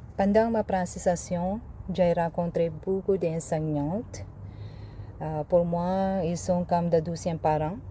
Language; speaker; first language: French; non-native, learner; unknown